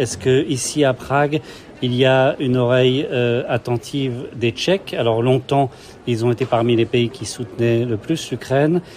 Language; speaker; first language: French; native; French